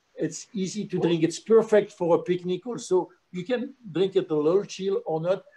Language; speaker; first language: English; non-native, fluent; French